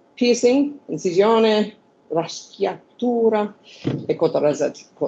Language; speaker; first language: Italian; non-native, learner; English